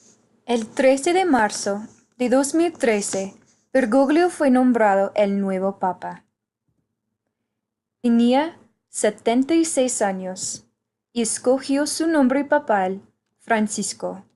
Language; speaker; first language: Spanish; non-native, learner; English